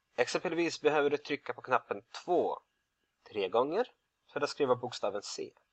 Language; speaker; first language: Swedish; non-native, fluent; Russian